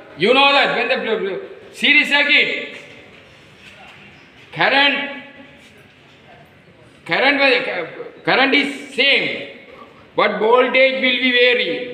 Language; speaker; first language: English; non-native, local second language; Tamil